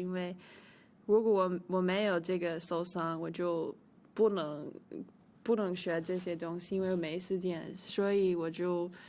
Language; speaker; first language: Chinese; early bilingual, heritage; English